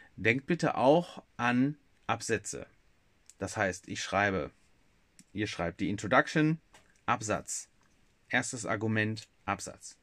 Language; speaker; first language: German; native; German